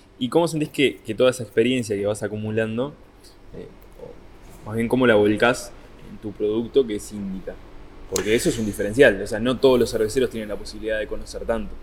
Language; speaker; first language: Spanish; native; Spanish